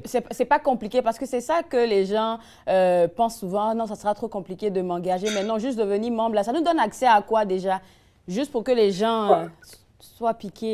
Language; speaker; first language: French; native; French